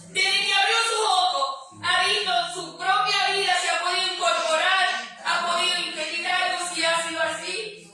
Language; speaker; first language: Spanish; native; Spanish